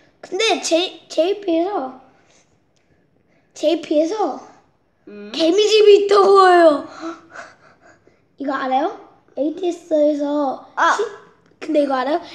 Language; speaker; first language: Korean; early bilingual, heritage; Korean